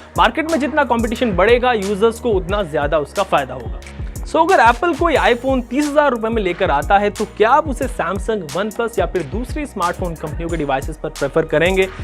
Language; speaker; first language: Hindi; native; Hindi